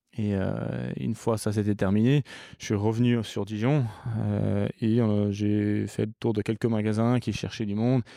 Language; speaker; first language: French; early bilingual, other home language; English